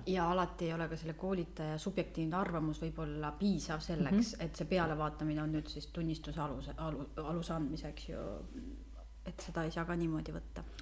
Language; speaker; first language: Estonian; native; Estonian